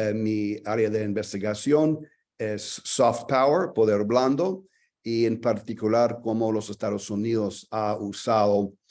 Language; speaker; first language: Spanish; non-native, fluent; English